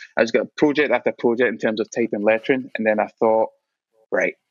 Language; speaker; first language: English; native; English